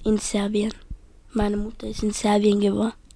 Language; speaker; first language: German; early bilingual, other home language; Serbian